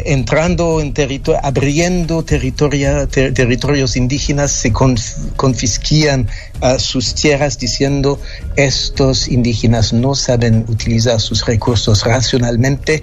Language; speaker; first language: Spanish; non-native, fluent; French